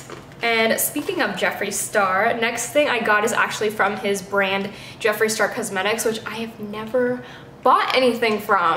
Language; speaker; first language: English; native; English